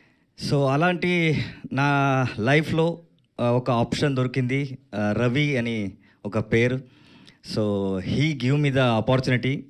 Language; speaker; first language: Telugu; non-native, learner; Kannada